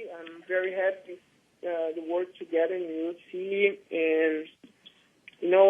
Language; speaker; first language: English; non-native, learner; Portuguese